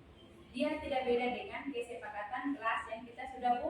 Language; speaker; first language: Indonesian; native; Indonesian